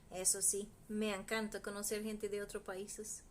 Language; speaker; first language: Spanish; non-native, fluent; English